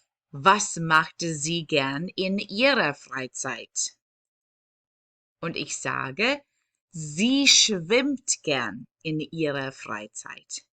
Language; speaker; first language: German; non-native, fluent; English